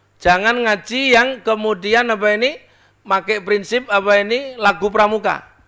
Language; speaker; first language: Indonesian; native; Indonesian